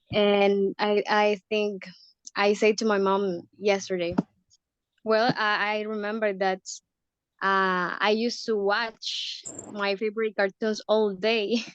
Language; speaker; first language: English; non-native, learner; Spanish